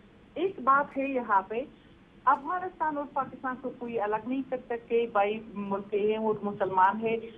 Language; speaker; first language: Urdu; non-native, fluent; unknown